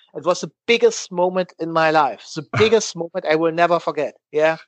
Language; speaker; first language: English; non-native, learner; German